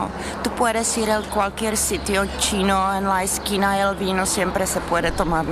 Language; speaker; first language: Spanish; non-native, learner; Czech